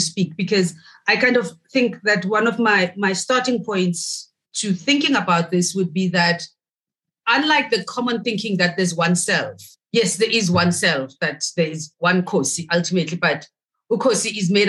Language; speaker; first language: English; non-native, local second language; Zulu